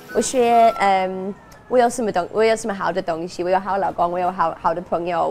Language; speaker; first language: Chinese; non-native, learner; English